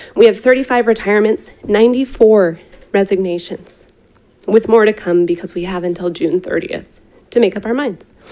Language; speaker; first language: English; native; English